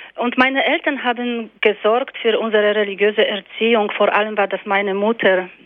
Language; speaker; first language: German; non-native, fluent; Polish